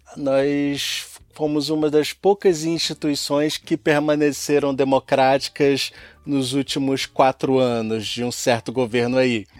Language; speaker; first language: Portuguese; native; Portuguese